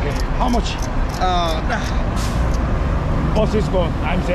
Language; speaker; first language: English; non-native, learner; Korean